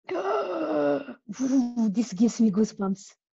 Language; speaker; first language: English; non-native, fluent; Romanian